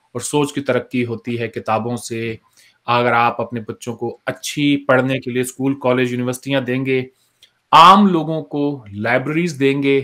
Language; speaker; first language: Hindi; native; Hindi